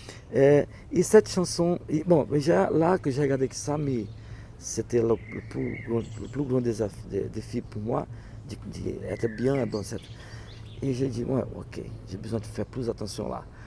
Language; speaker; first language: French; non-native, learner; Portuguese